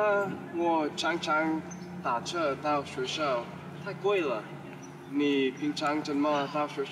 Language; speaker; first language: Chinese; non-native, learner; English